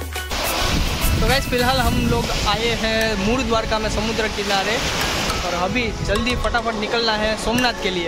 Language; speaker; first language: Hindi; non-native, local second language; Gujarati